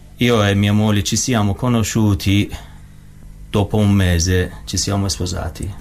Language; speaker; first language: Italian; non-native, learner; Persian